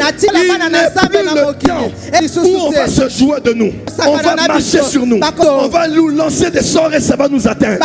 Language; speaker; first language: French; non-native, local second language; Lingala